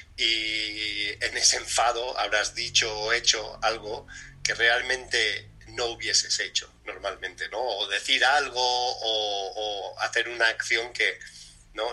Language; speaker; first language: Spanish; early bilingual, other home language; English